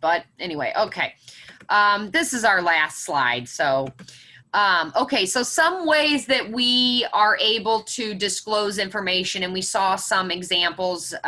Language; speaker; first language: English; native; English